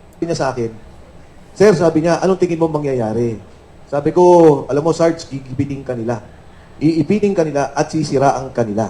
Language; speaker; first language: Filipino; native; Filipino